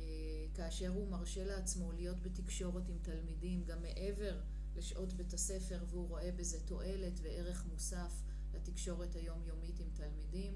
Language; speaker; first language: Hebrew; native; Hebrew